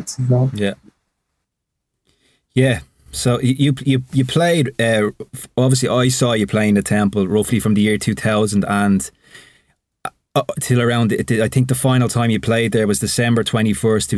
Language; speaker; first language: English; native; English